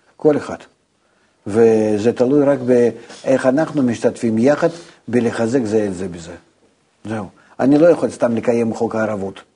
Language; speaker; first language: Hebrew; non-native, fluent; Russian